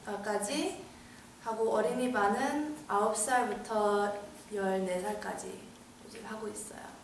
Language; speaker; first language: Korean; early bilingual, heritage; Korean